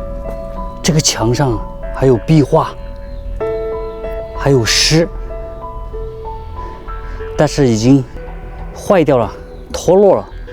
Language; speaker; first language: Chinese; native; Chinese